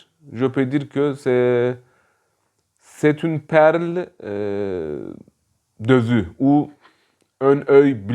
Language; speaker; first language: French; non-native, fluent; Turkish